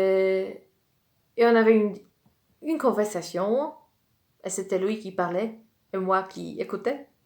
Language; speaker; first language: French; non-native, fluent; Polish